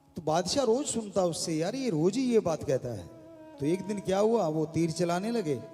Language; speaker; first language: Hindi; non-native, local second language; Punjabi